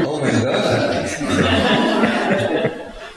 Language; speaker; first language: French; non-native, fluent; Arabic